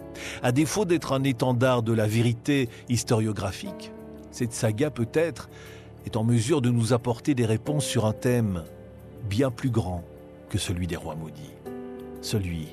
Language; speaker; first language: French; native; French